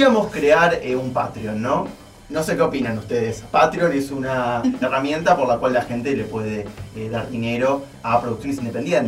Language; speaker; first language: Spanish; native; Spanish